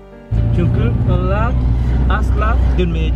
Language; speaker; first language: Turkish; non-native, learner; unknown